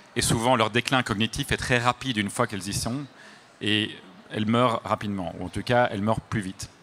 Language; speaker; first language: French; native; French